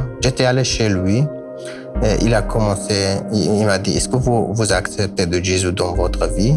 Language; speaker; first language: French; non-native, learner; Kurdish